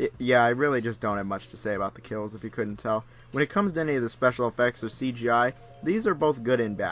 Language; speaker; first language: English; native; English